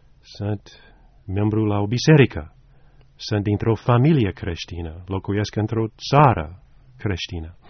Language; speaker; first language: Romanian; non-native, fluent; English